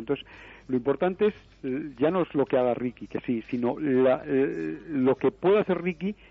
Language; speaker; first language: Spanish; native; Spanish